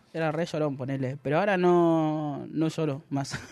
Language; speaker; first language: Spanish; native; Spanish